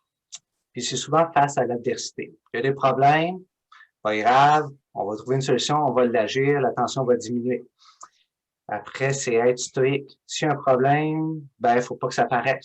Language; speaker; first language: French; native; French